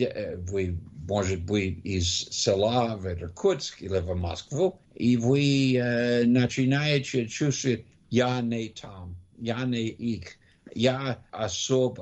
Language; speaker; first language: Russian; non-native, learner; English